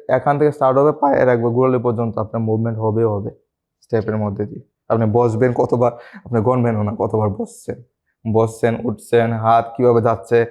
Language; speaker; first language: Bangla; native; Bangla